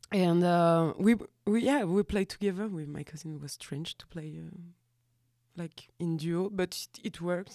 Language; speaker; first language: English; non-native, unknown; French